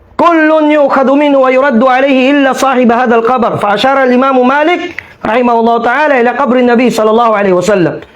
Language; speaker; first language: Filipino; non-native, local second language; Maranao